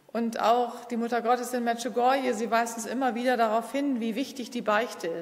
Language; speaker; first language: German; native; German